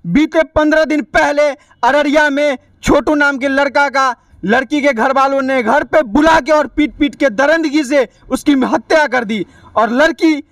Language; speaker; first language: Hindi; native; Hindi